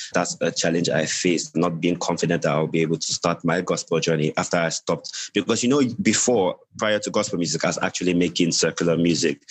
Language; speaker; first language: English; non-native, local second language; Yoruba